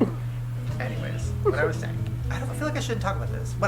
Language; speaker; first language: English; native; English